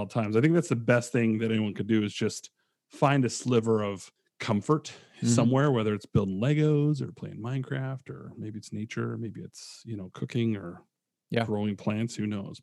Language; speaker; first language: English; native; English